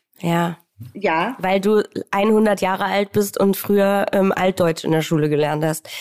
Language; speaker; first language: German; native; German